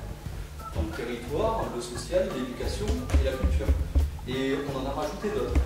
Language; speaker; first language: French; native; French